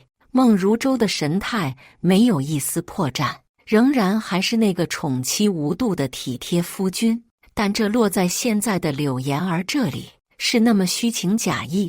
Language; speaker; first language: Chinese; native; Chinese